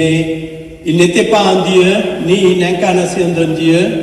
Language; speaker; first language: French; non-native, fluent; Sinhala